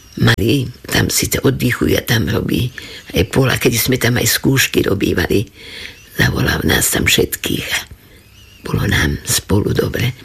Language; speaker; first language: Slovak; native; Slovak